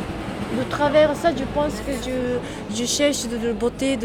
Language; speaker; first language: French; non-native, learner; Japanese